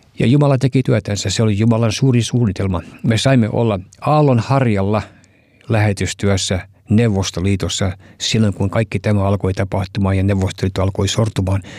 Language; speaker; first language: Finnish; early bilingual, heritage; Finnish